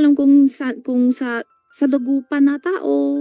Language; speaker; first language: Filipino; non-native, learner; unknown